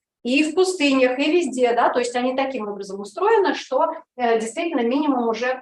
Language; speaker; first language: Russian; native; Russian